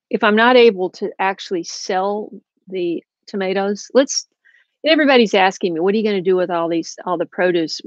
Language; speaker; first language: English; native; English